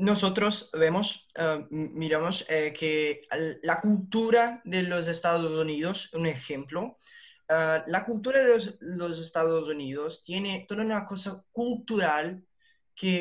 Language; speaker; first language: Spanish; non-native, learner; Portuguese